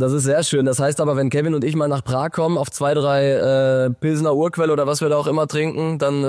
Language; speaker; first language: German; native; German